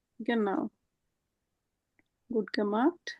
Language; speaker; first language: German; non-native, fluent; Bangla